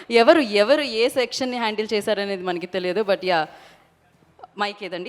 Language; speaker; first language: Telugu; native; Telugu